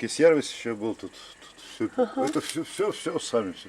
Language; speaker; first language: Russian; native; Russian